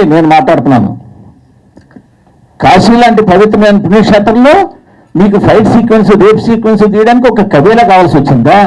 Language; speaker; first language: Telugu; native; Telugu